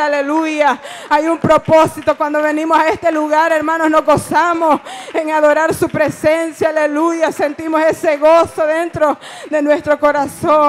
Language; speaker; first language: Spanish; native; Spanish